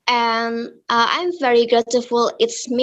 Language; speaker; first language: English; non-native, learner; Indonesian